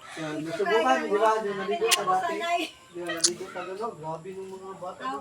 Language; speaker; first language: Filipino; non-native, local second language; Cebuano